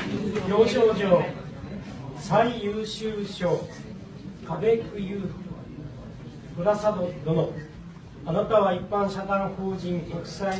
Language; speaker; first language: Japanese; native; Japanese